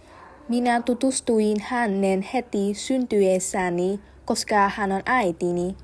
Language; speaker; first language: Finnish; non-native, learner; Vietnamese